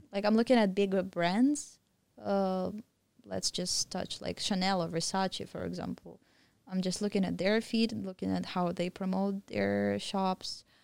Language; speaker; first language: English; non-native, fluent; Russian